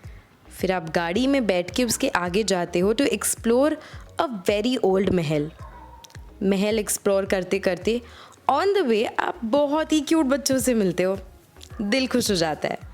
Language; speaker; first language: Hindi; native; Hindi